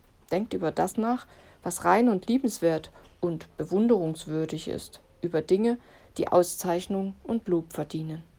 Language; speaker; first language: German; native; German